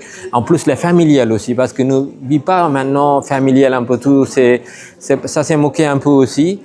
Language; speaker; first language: French; non-native, learner; Tamil